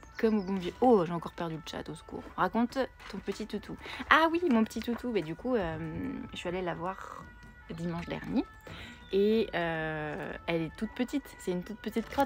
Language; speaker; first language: French; native; French